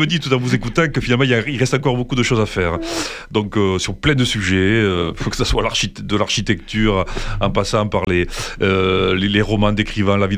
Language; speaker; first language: French; native; French